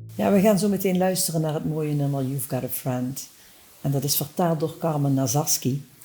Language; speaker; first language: Dutch; native; Dutch